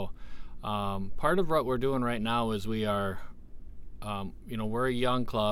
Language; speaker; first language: English; native; English